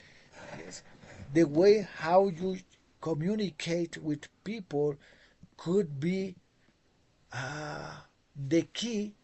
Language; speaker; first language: English; non-native, fluent; Spanish